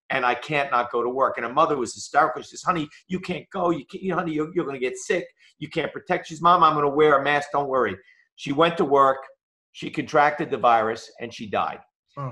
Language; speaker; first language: English; native; English